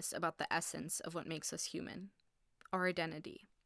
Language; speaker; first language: English; early bilingual, heritage; English